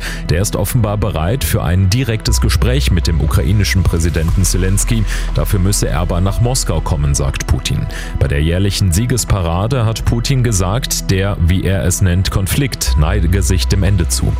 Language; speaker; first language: German; native; German